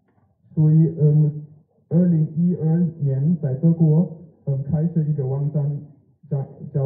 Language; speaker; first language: Chinese; non-native, learner; German